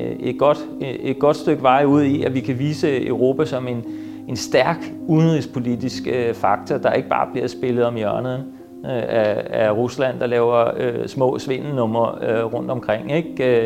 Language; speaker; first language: Danish; native; Danish